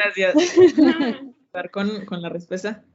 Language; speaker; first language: Spanish; native; Spanish